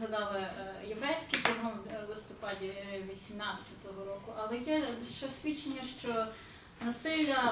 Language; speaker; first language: Ukrainian; early bilingual, heritage; Ukrainian